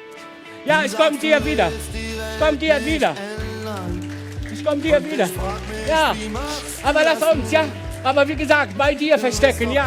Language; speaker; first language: German; non-native, learner; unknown